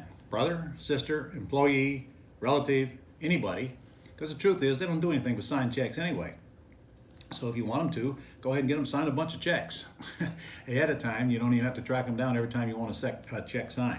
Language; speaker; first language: English; native; English